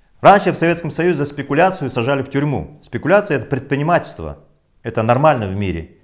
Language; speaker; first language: Russian; non-native, local second language; Kazakh